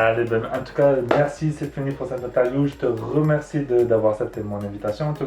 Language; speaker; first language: French; native; French